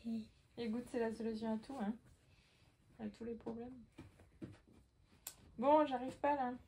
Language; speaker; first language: French; native; French